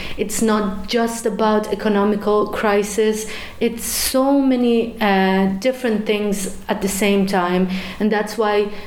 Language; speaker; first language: English; non-native, fluent; Persian